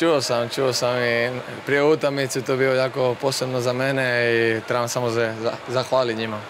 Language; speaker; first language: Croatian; non-native, fluent; Spanish